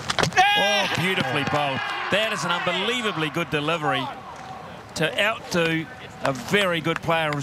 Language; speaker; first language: English; native; English